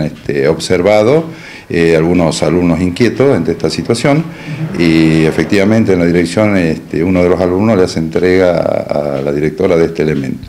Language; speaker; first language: Spanish; native; Spanish